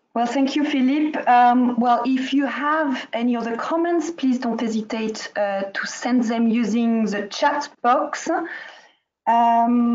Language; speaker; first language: English; non-native, fluent; French